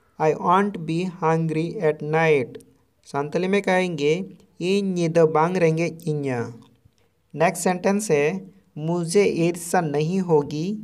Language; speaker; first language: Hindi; non-native, local second language; Santali